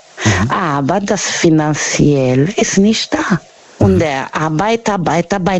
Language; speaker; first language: German; non-native, fluent; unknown